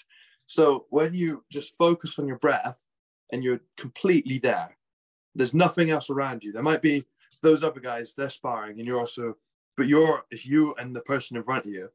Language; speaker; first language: English; native; English